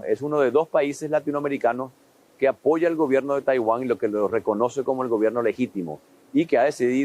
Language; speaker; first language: Spanish; native; Spanish